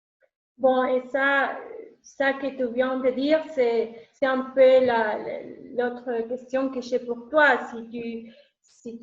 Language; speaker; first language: French; non-native, learner; Spanish